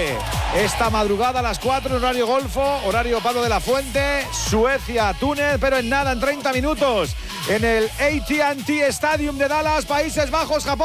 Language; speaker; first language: Spanish; native; Spanish